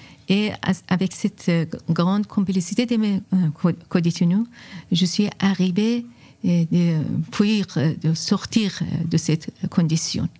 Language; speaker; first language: French; non-native, fluent; Persian